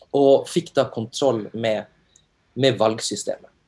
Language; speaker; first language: Norwegian; native; Norwegian